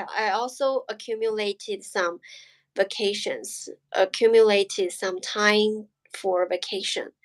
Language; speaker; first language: English; non-native, learner; Chinese